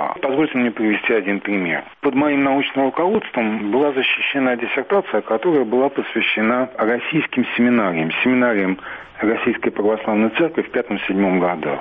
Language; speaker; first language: Russian; native; Russian